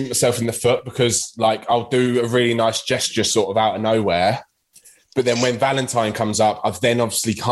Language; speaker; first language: English; native; English